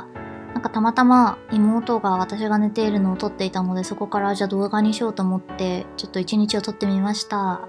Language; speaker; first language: Japanese; native; Japanese